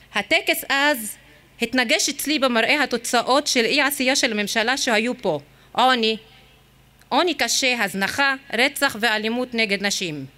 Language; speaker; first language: Hebrew; non-native, local second language; Arabic